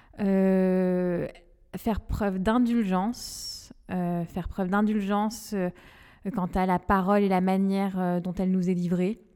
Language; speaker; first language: French; non-native, local second language; Malagasy